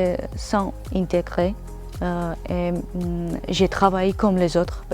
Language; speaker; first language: French; non-native, learner; Georgian